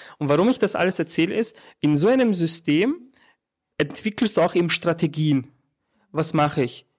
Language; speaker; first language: German; early bilingual, other home language; Turkish